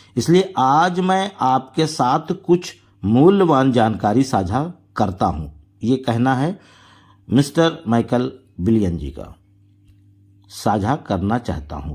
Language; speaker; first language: Hindi; native; Hindi